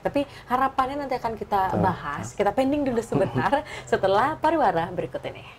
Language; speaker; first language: Indonesian; native; Indonesian